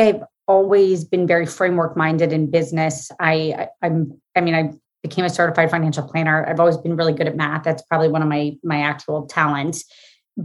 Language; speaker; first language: English; native; English